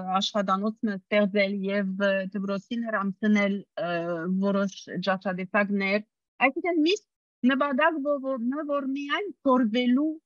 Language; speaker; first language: Armenian; early bilingual, heritage; Armenian